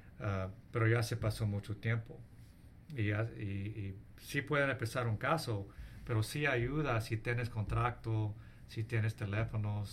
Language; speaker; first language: Spanish; early bilingual, heritage; English